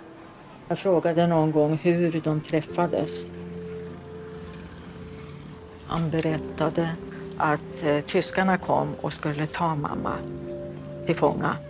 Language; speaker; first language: Swedish; early bilingual, other home language; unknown